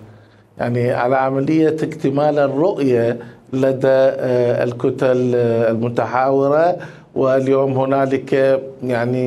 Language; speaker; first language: Arabic; native; Arabic